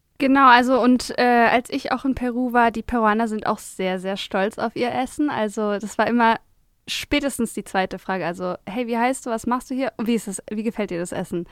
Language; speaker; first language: German; native; German